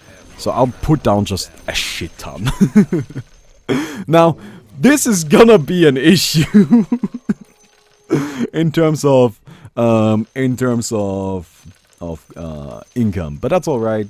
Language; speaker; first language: English; non-native, fluent; German